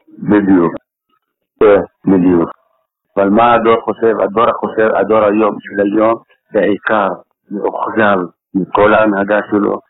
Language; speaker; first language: Hebrew; non-native, fluent; Arabic